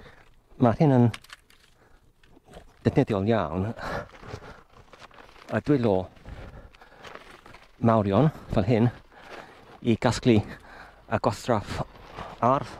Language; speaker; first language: Welsh; non-native, learner; English